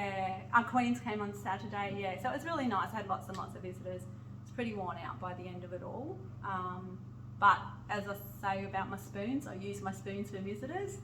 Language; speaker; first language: English; native; English